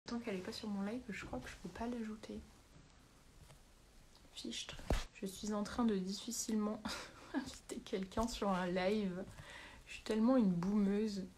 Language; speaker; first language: French; native; French